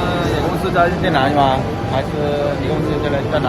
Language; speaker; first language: Chinese; early bilingual, heritage; Chinese